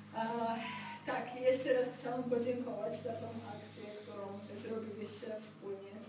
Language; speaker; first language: Polish; non-native, fluent; Georgian